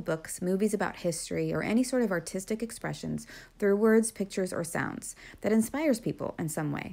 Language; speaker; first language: English; native; English